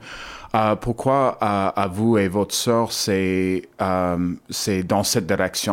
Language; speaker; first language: French; non-native, learner; English